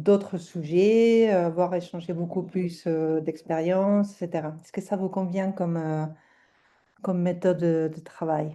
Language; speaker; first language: French; non-native, fluent; Spanish